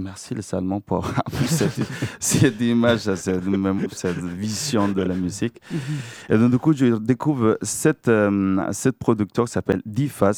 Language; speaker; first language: French; non-native, fluent; Spanish